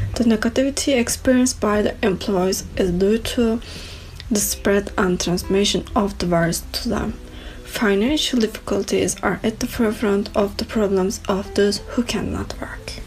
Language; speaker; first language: English; non-native, learner; Turkish